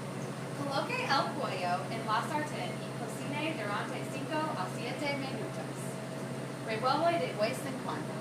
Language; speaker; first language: Spanish; non-native, learner; English